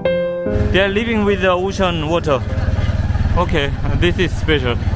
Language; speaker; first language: English; non-native, learner; Korean